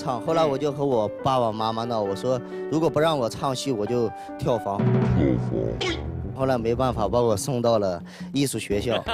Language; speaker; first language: Chinese; native; Chinese